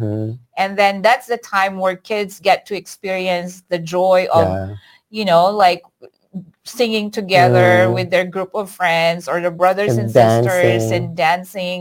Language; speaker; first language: English; non-native, local second language; Iloko